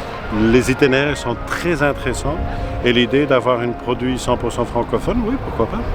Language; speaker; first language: French; non-native, fluent; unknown